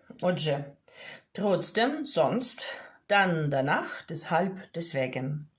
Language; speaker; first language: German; non-native, fluent; Ukrainian